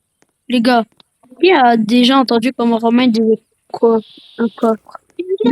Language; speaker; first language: French; native; French